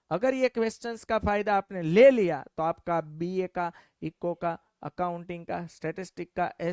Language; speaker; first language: Hindi; non-native, local second language; Gujarati